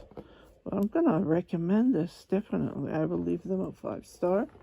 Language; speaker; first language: English; non-native, fluent; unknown